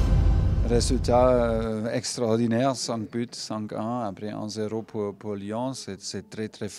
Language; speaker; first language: French; non-native, fluent; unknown